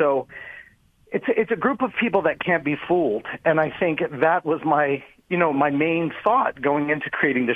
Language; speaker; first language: English; native; English